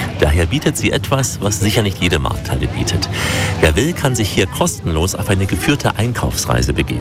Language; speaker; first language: German; native; German